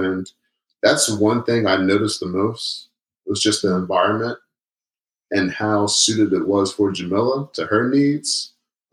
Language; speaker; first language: English; native; English